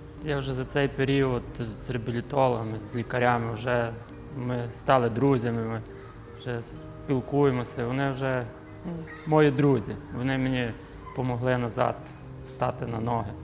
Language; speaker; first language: Ukrainian; native; Ukrainian